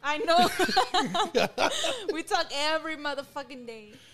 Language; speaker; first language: English; early bilingual, other home language; Spanish